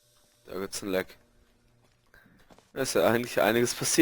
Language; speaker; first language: German; native; German